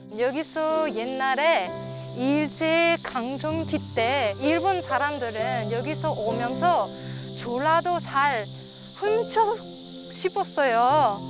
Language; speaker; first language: Korean; non-native, fluent; French